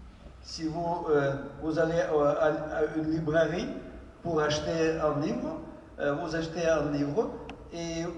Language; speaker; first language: French; non-native, fluent; Ukrainian